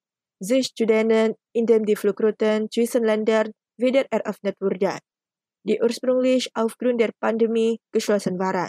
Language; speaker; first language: German; non-native, fluent; Indonesian